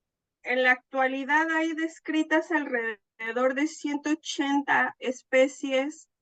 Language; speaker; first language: Spanish; native; Spanish